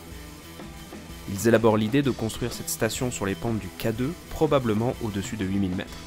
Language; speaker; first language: French; native; French